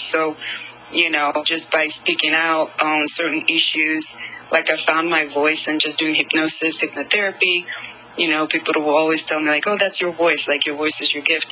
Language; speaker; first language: English; non-native, fluent; Russian